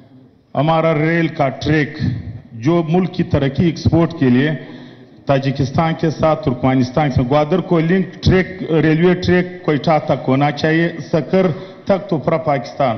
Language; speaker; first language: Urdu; non-native, local second language; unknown